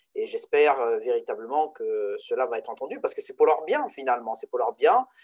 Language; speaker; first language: French; non-native, local second language; Arabic